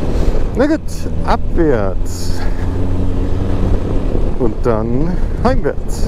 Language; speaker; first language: German; native; German